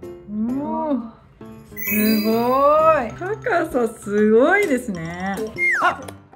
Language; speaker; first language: Japanese; native; Japanese